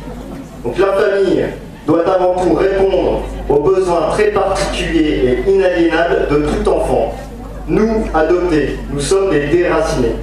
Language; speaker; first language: French; native; French